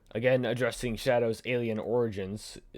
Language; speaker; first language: English; native; English